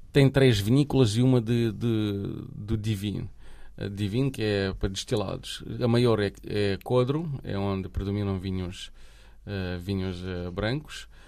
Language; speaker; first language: Portuguese; non-native, fluent; Romanian